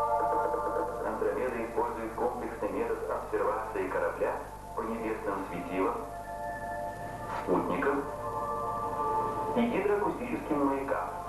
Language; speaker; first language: Russian; native; Russian